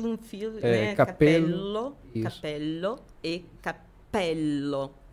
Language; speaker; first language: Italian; non-native, fluent; Portuguese